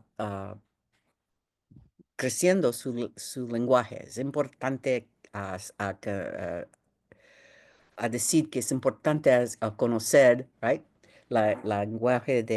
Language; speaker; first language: Spanish; early bilingual, heritage; Spanish